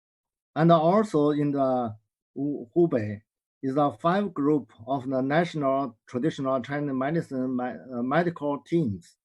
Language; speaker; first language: English; non-native, learner; Chinese